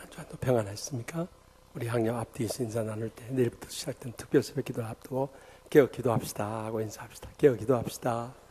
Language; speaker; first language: Korean; native; Korean